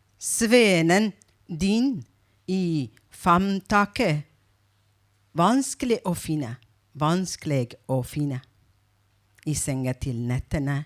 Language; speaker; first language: Norwegian; non-native, fluent; Persian